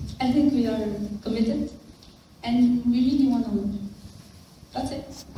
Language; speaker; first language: English; non-native, local second language; Arabic